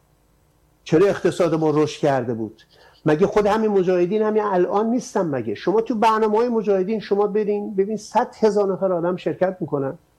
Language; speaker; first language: Persian; native; Persian